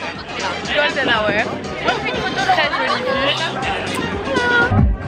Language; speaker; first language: French; native; French